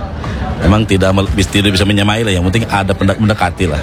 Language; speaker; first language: Indonesian; native; Indonesian